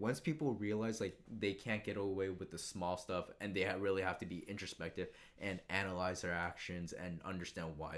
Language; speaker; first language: English; native; English